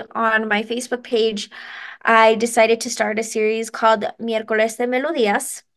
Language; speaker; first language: English; native; English